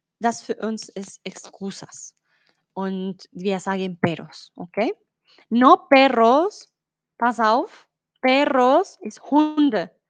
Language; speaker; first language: German; non-native, learner; Spanish